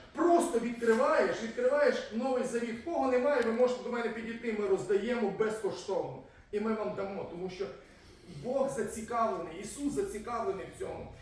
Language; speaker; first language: Ukrainian; native; Ukrainian